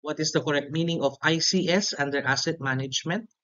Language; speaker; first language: English; non-native, local second language; Filipino